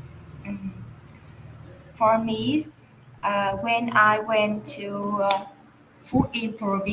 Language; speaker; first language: English; non-native, learner; Vietnamese